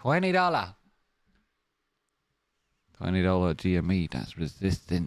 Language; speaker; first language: English; native; English